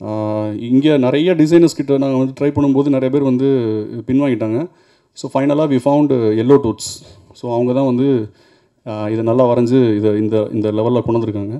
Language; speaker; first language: Tamil; native; Tamil